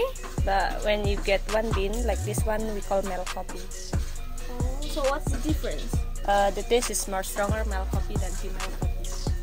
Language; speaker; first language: English; non-native, learner; Indonesian